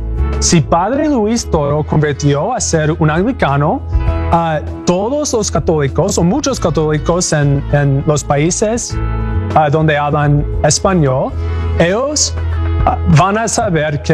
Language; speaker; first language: Spanish; non-native, learner; English